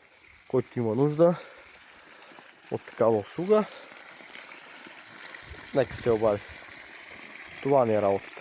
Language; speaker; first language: Bulgarian; native; Bulgarian